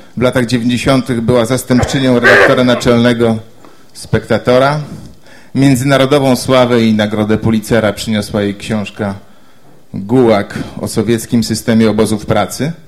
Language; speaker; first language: Polish; native; Polish